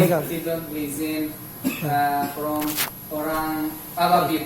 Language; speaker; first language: English; non-native, learner; Indonesian